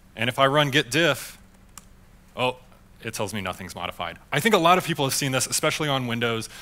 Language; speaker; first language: English; native; English